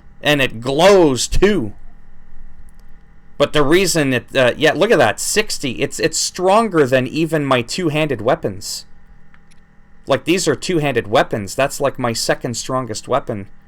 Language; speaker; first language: English; native; English